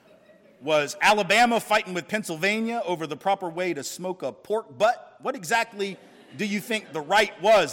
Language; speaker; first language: English; native; English